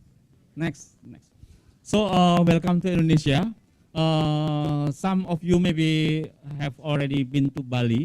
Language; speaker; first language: English; non-native, fluent; Indonesian